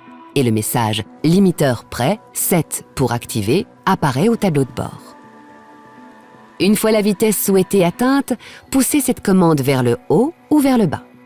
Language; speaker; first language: French; native; French